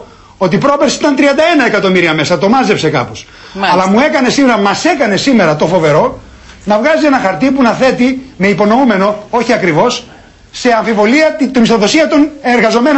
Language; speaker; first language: Greek; native; Greek